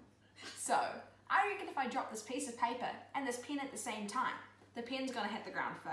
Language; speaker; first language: English; native; English